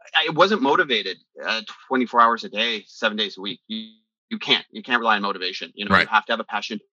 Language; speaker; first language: English; early bilingual, other home language; Italian